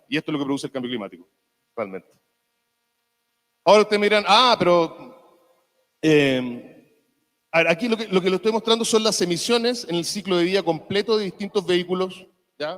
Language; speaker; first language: Spanish; native; Spanish